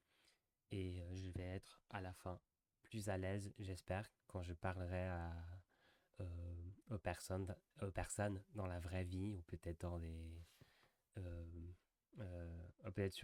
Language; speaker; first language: French; non-native, fluent; English